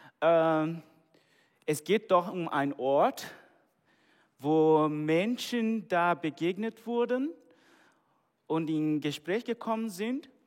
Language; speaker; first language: German; non-native, fluent; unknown